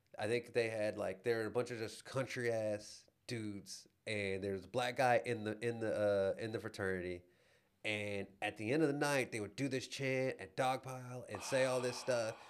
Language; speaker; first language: English; native; English